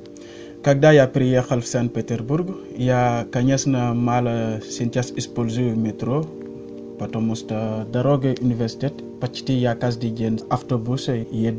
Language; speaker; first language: Russian; non-native, learner; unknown